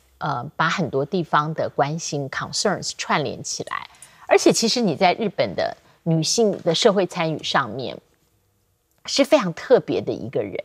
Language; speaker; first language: Chinese; native; Chinese